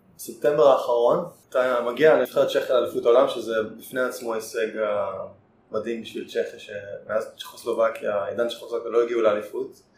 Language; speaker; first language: Hebrew; native; Hebrew